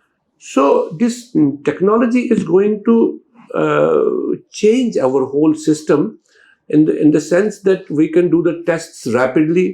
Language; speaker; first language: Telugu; non-native, fluent; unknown